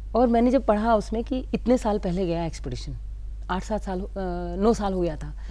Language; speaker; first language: Hindi; native; Hindi